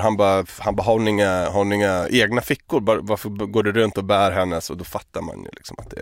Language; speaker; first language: Swedish; native; Swedish